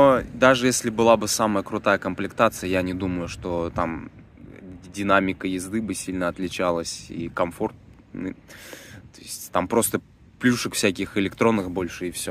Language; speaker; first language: Russian; native; Russian